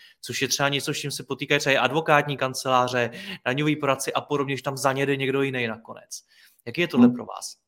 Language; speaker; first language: Czech; native; Czech